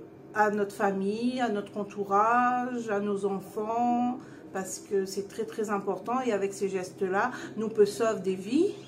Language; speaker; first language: French; non-native, local second language; Réunion Creole French